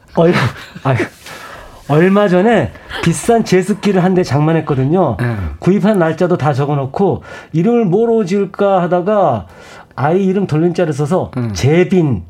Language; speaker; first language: Korean; native; Korean